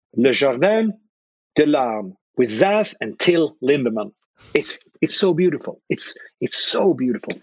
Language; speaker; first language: English; non-native, fluent; Swedish